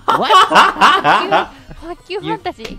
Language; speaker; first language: English; non-native, learner; Japanese